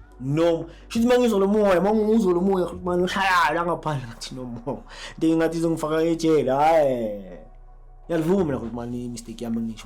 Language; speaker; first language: Zulu; native; Zulu